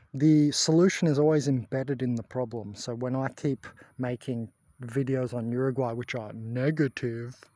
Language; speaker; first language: English; native; English